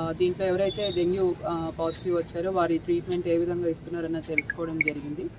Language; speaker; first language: Telugu; native; Telugu